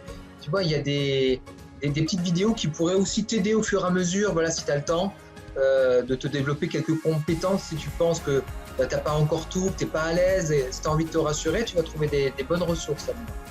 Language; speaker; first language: French; native; French